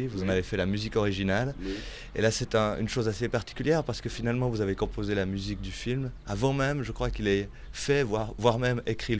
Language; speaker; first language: French; native; French